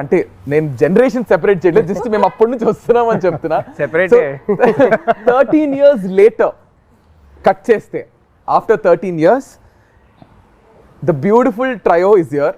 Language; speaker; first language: Telugu; native; Telugu